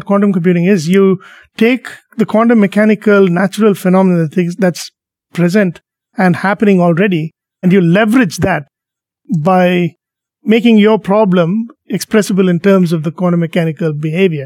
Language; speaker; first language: English; non-native, local second language; Tamil